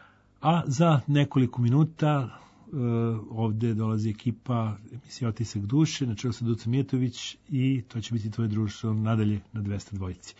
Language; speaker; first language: Croatian; native; Croatian